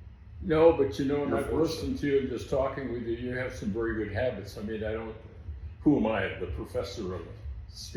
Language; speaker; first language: English; native; English